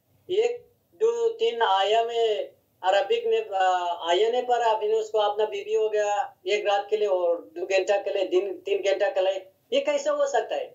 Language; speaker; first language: Hindi; non-native, learner; Hazaragi